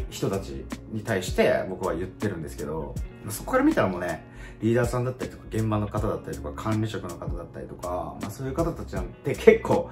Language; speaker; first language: Japanese; native; Japanese